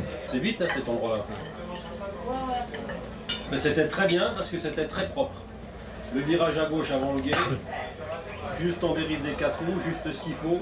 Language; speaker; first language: French; native; French